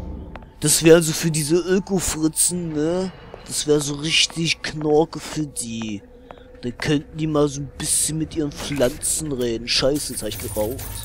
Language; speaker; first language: German; native; German